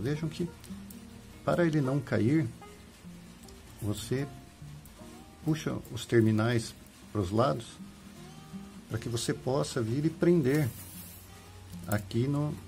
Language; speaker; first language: Portuguese; native; Portuguese